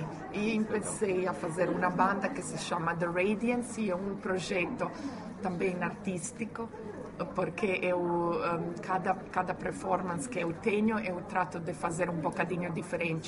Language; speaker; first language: Portuguese; non-native, learner; Croatian